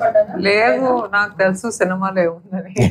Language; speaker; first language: Telugu; non-native, fluent; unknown